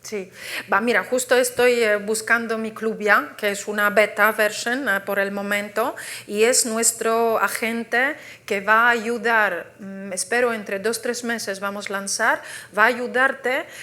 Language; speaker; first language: Spanish; non-native, fluent; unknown